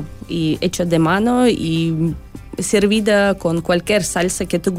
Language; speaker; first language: Spanish; non-native, learner; Russian